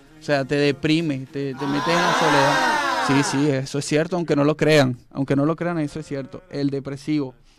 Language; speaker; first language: Spanish; native; Spanish